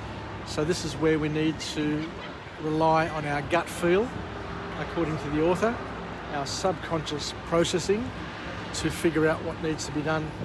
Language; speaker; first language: English; native; English